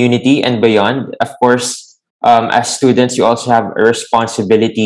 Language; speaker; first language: English; non-native, local second language; Filipino